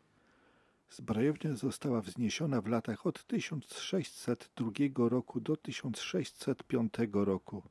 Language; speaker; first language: Polish; native; Polish